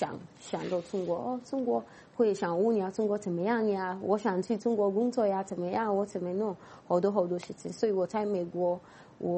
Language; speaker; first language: Chinese; non-native, fluent; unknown